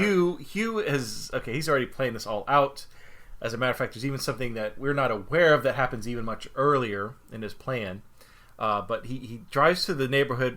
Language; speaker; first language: English; native; English